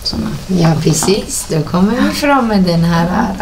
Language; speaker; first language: Swedish; non-native, fluent; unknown